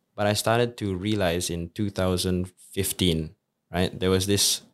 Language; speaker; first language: English; native; English